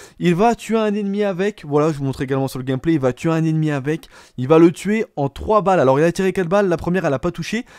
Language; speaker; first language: French; native; French